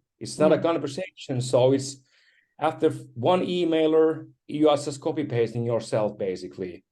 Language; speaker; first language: English; non-native, fluent; Finnish